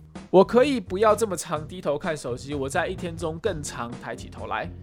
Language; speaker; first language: Chinese; early bilingual, heritage; Chinese